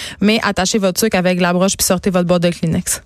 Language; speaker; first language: French; native; French